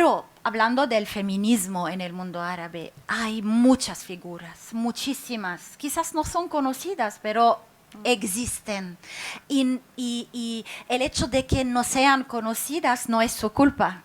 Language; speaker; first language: Spanish; non-native, fluent; Arabic